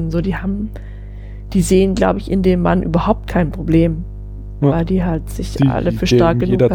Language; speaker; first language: German; native; German